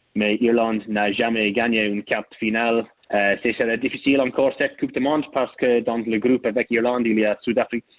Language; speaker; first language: French; non-native, learner; English